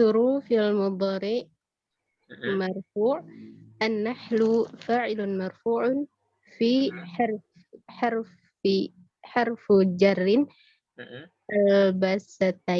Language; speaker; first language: Arabic; non-native, learner; Indonesian